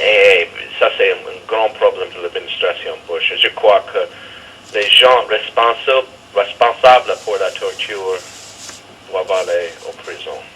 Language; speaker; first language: French; non-native, learner; English